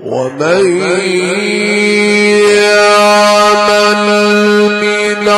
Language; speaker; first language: Arabic; native; Arabic